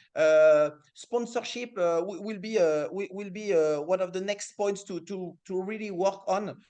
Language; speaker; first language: English; non-native, fluent; French